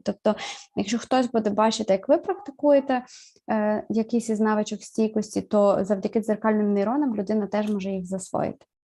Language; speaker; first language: Ukrainian; native; Ukrainian